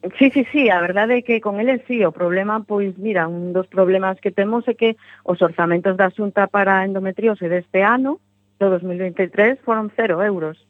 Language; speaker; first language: Galician; non-native, local second language; Spanish